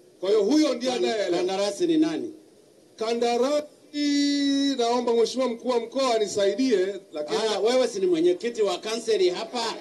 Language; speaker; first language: Swahili; native; Swahili